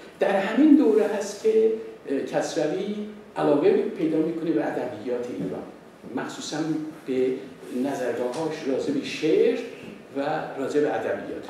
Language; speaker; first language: Persian; non-native, local second language; Azerbaijani